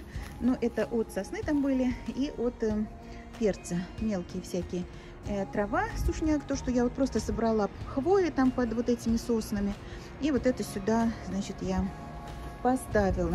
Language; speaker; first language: Russian; native; Russian